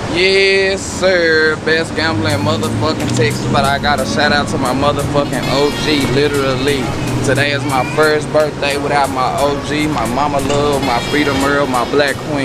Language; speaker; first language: English; native; English